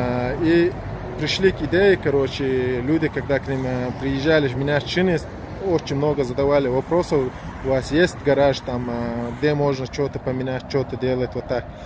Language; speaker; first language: Russian; non-native, local second language; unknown